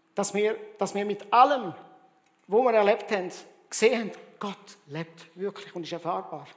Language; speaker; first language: German; early bilingual, heritage; German